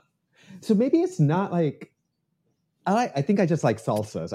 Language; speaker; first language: English; native; English